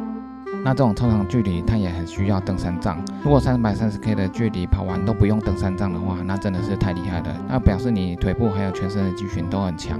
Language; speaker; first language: Chinese; native; Chinese